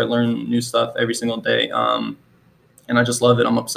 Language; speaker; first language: English; native; English